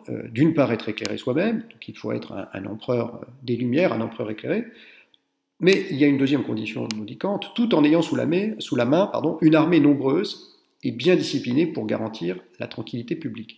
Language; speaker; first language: French; native; French